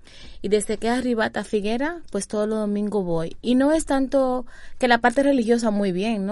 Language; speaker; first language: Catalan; non-native, learner; Spanish